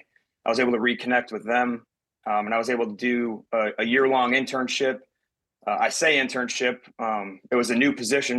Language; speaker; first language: English; native; English